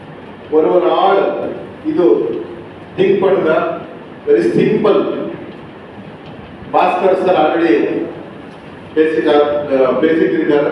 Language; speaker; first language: Tamil; non-native, learner; Kannada